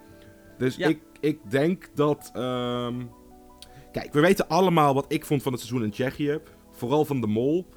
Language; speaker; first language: Dutch; native; Dutch